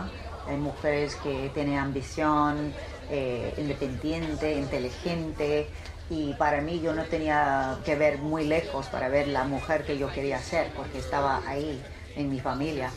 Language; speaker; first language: Spanish; early bilingual, heritage; English